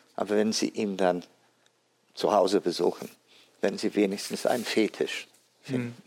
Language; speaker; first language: German; non-native, fluent; Amharic